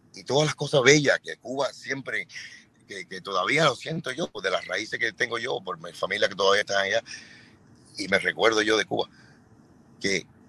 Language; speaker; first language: Spanish; early bilingual, other home language; English